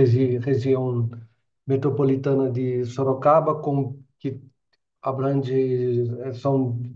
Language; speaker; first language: Spanish; non-native, fluent; Portuguese